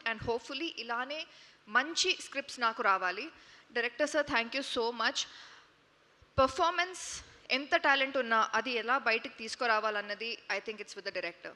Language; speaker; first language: Telugu; non-native, local second language; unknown